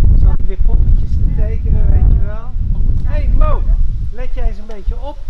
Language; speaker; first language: Dutch; early bilingual, other home language; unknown